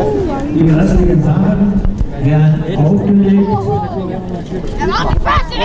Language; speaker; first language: German; native; German